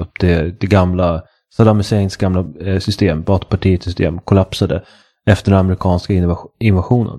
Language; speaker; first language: Swedish; native; Swedish